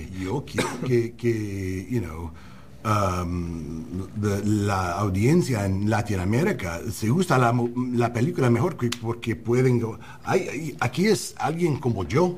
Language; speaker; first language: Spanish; non-native, learner; English